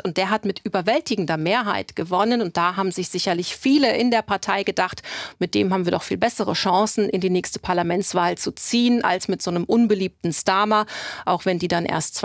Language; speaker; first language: German; native; German